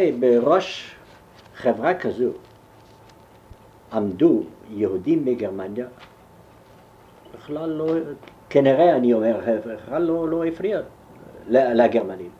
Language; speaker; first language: Hebrew; non-native, fluent; German